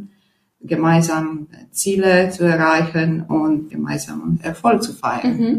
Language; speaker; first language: German; non-native, fluent; Romanian